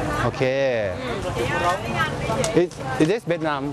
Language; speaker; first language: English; non-native, learner; Thai